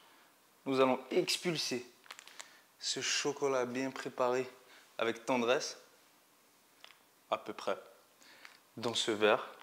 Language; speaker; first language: French; native; French